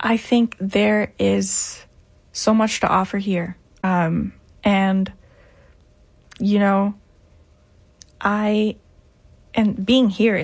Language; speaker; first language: English; non-native, fluent; Spanish